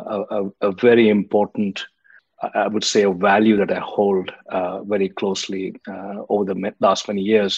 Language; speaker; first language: English; non-native, local second language; Hindi